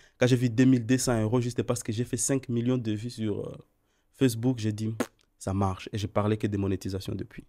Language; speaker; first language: French; non-native, local second language; Swahili